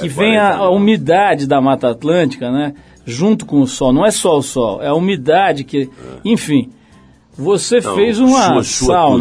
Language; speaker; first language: Portuguese; native; Portuguese